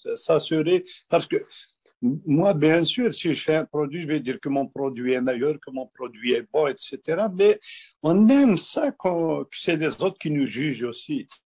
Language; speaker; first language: French; non-native, local second language; Kabyle